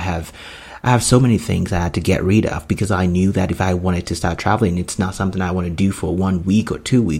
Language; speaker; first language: English; non-native, local second language; Yoruba